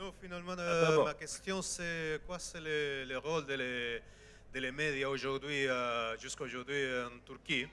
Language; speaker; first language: French; non-native, learner; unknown